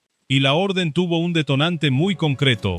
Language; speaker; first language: Spanish; native; Spanish